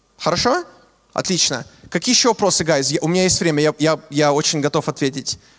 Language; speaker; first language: Russian; early bilingual, heritage; Russian